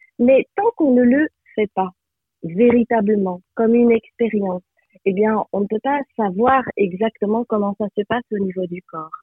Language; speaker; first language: French; early bilingual, other home language; Japanese